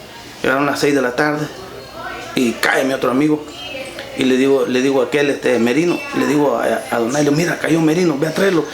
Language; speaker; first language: Spanish; native; Spanish